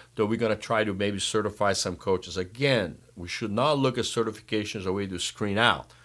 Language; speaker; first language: English; non-native, fluent; Portuguese